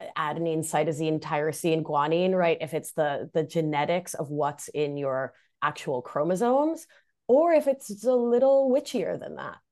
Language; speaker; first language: English; early bilingual, other home language; Spanish